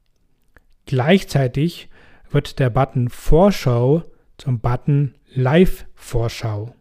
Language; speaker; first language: German; native; German